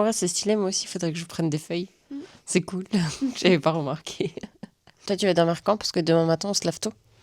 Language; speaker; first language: French; native; French